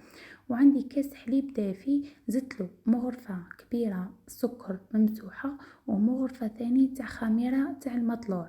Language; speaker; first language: Arabic; native; Arabic